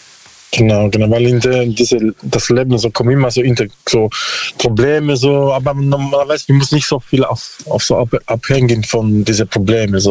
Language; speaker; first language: German; non-native, learner; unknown